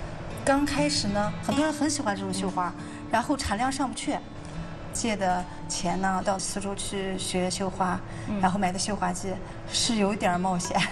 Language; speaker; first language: Chinese; native; Chinese